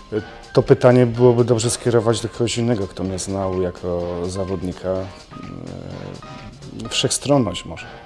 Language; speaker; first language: Polish; native; Polish